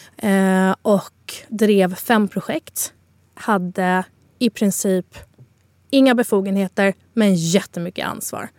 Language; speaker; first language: Swedish; early bilingual, other home language; Spanish